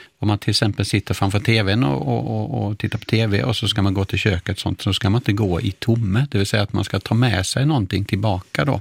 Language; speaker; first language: Swedish; native; Swedish